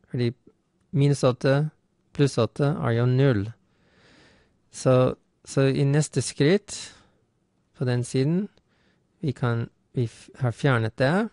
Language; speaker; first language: Norwegian; non-native, fluent; English